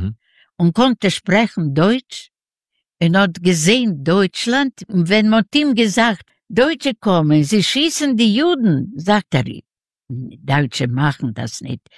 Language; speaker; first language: German; non-native, learner; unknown